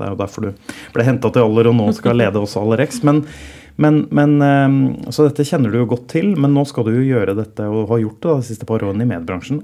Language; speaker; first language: Norwegian; native; Norwegian